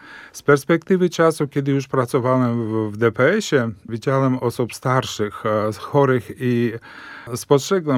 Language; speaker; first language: Polish; non-native, fluent; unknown